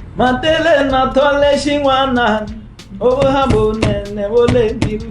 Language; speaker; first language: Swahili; non-native, local second language; Sukuma